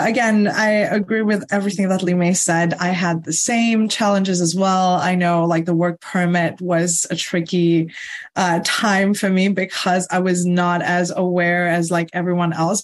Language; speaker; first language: English; non-native, fluent; Morisyen